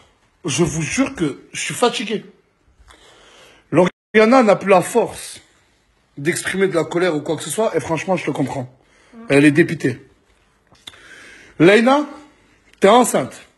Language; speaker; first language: French; native; French